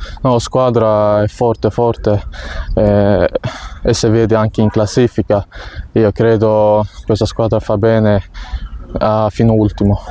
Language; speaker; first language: Italian; non-native, learner; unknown